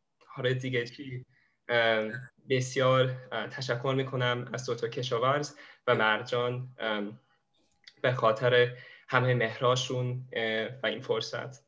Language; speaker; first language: Persian; non-native, fluent; English